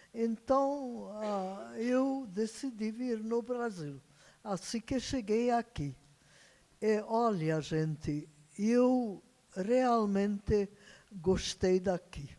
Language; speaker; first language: Portuguese; non-native, fluent; Hungarian